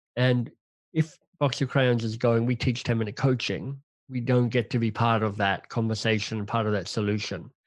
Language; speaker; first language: English; native; English